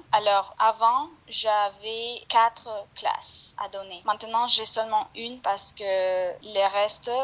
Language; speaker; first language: French; non-native, fluent; Spanish